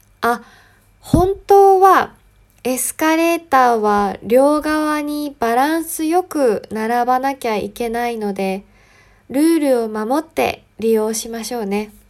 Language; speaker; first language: Japanese; native; Japanese